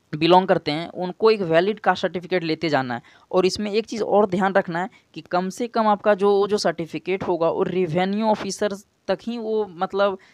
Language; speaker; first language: Hindi; native; Hindi